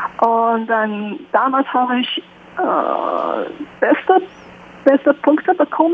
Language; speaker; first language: German; non-native, learner; Chinese